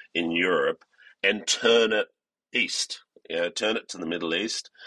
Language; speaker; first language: English; native; English